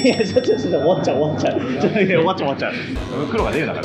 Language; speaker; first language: Japanese; native; Japanese